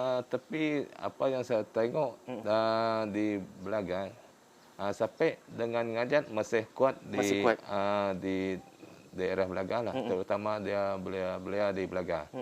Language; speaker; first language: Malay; non-native, local second language; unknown